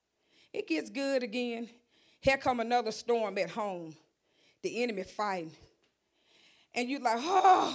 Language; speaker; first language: English; native; English